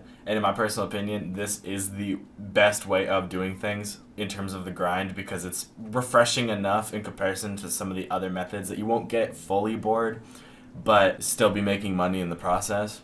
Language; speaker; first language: English; native; English